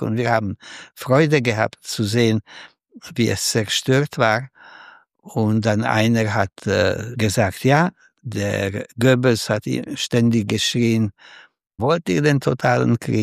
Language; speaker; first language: German; non-native, fluent; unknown